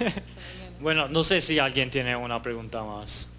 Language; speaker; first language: Spanish; non-native, fluent; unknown